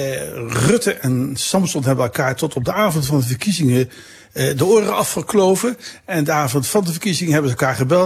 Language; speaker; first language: Dutch; native; Dutch